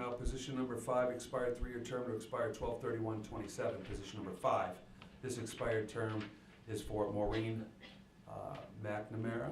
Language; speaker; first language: English; native; English